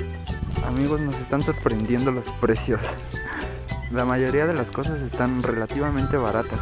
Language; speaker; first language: Spanish; native; Spanish